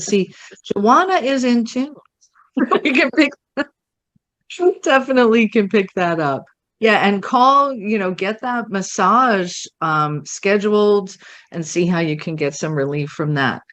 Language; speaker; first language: English; native; English